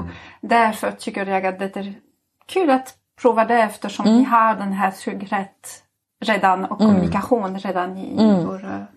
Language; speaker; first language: Swedish; non-native, fluent; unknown